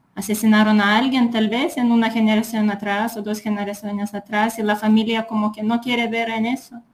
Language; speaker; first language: Spanish; non-native, fluent; Lithuanian